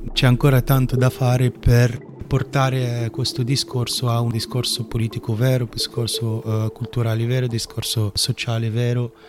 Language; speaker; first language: Italian; non-native, fluent; Arabic